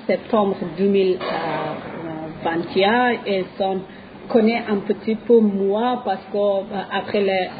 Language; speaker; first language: French; non-native, learner; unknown